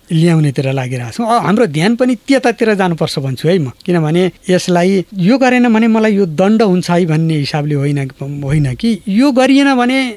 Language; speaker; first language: Nepali; native; Nepali